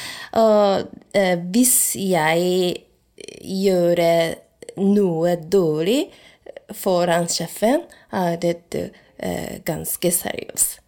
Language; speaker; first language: Norwegian; non-native, learner; Japanese